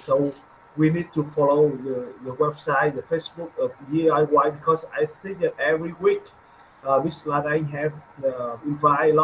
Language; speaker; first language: English; non-native, learner; Vietnamese